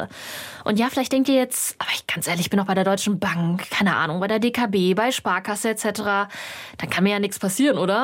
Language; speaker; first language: German; native; German